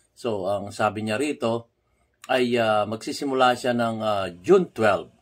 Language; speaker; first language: Filipino; native; Filipino